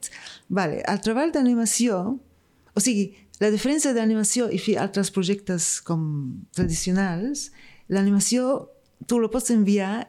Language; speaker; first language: Catalan; non-native, fluent; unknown